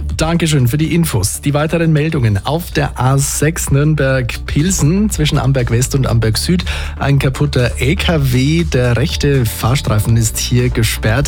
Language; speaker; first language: German; native; German